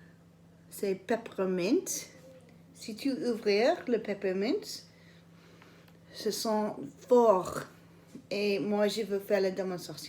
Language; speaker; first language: French; non-native, learner; English